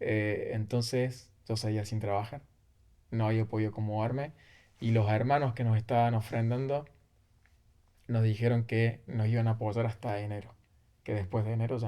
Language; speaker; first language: Spanish; native; Spanish